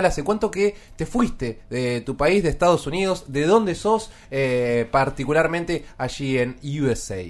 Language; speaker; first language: Spanish; native; Spanish